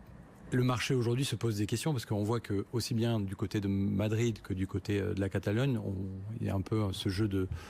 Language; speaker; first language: French; native; French